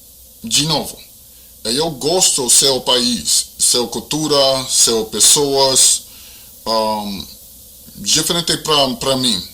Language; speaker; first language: Portuguese; non-native, learner; English